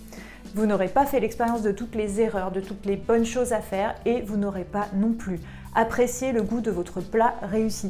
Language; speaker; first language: French; native; French